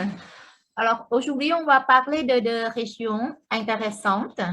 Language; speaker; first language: French; non-native, fluent; Thai